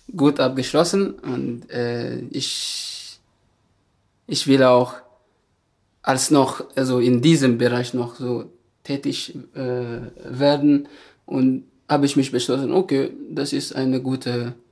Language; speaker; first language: German; non-native, fluent; Malagasy